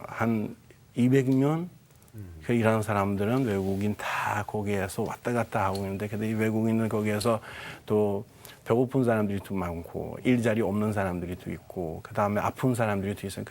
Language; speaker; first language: Korean; non-native, fluent; Persian